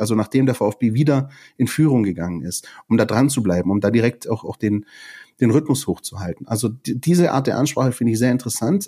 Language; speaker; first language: German; native; German